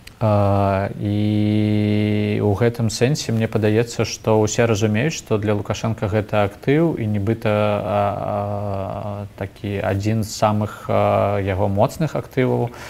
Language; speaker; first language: Belarusian; non-native, local second language; Russian